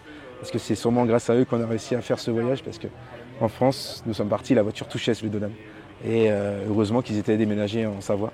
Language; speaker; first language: French; native; French